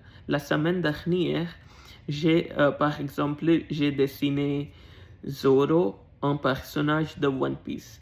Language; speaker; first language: French; non-native, learner; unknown